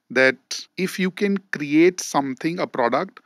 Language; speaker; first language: English; non-native, local second language; Hindi